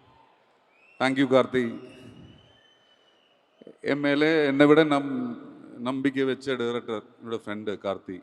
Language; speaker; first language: Tamil; non-native, learner; Malayalam